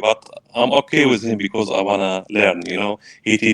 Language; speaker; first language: English; non-native, learner; Arabic